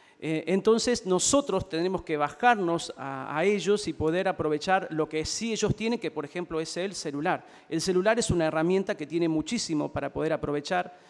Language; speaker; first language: Spanish; native; Spanish